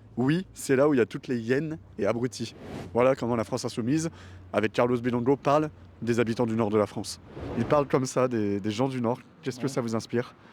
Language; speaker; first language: French; native; French